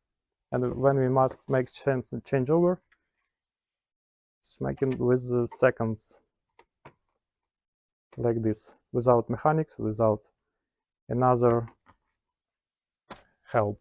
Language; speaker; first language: English; non-native, learner; Ukrainian